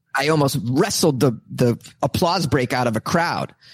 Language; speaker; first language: English; native; English